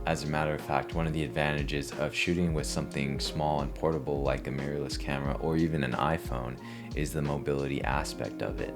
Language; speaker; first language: English; native; English